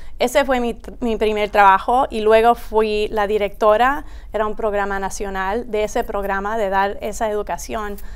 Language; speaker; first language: Spanish; early bilingual, heritage; Spanish